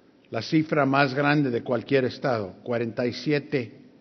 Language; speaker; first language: Spanish; early bilingual, other home language; English